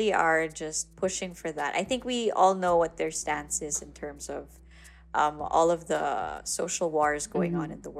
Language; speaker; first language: English; non-native, local second language; Filipino